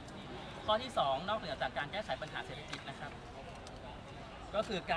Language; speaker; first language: Thai; native; Thai